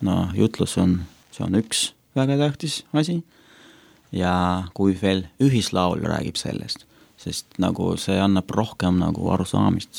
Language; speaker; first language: Estonian; non-native, local second language; Russian